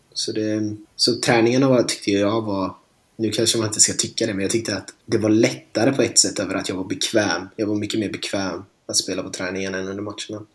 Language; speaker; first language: Swedish; native; Swedish